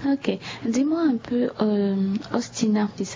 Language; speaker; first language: French; native; French